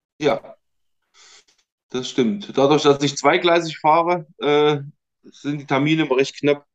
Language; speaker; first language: German; native; German